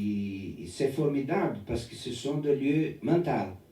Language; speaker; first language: French; non-native, learner; Portuguese